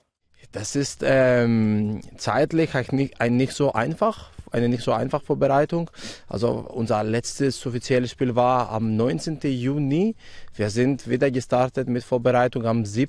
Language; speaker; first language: German; non-native, fluent; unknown